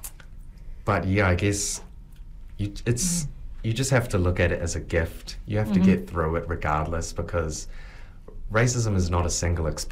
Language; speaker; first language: English; native; English